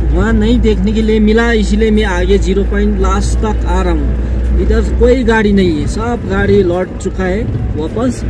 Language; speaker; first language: Hindi; non-native, local second language; Nepali